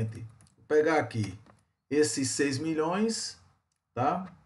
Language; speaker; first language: Portuguese; native; Portuguese